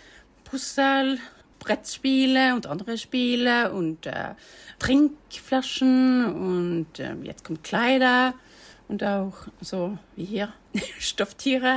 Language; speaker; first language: German; non-native, fluent; Norwegian